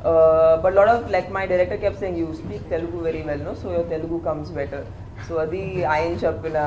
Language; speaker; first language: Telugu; non-native, fluent; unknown